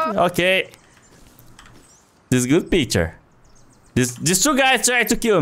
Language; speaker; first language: English; non-native, learner; Portuguese